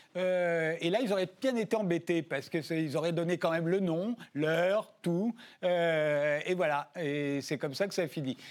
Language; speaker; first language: French; native; French